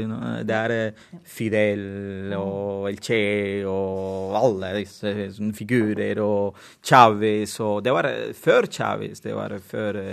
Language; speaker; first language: Norwegian; non-native, fluent; Spanish